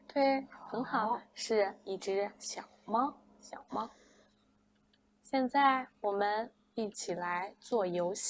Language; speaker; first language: Chinese; non-native, fluent; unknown